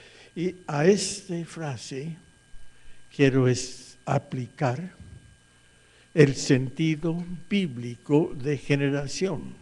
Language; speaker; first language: Spanish; non-native, fluent; English